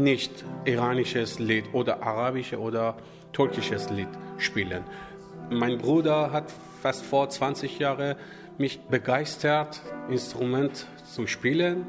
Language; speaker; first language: German; non-native, learner; Persian